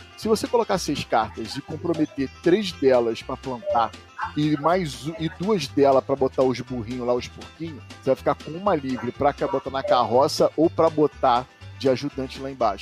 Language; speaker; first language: Portuguese; native; Portuguese